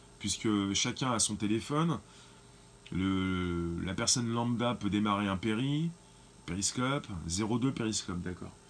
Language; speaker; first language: French; native; French